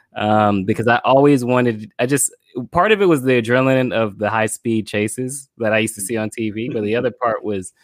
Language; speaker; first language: English; native; English